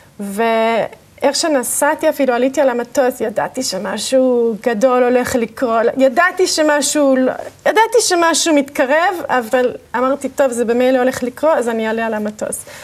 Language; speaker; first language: Hebrew; early bilingual, other home language; English